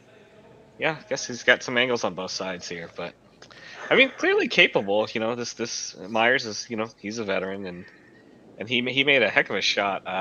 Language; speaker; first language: English; native; English